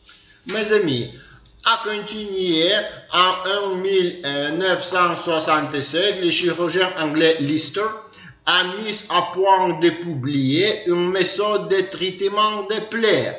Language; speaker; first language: French; non-native, learner; Ukrainian